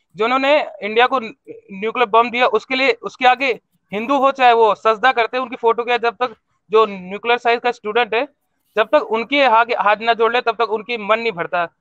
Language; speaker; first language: Hindi; native; Hindi